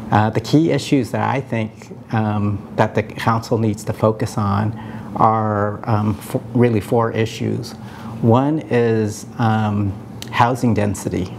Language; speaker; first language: English; native; English